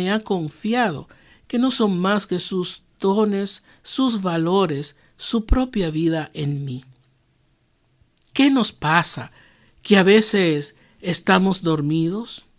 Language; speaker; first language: Spanish; native; Spanish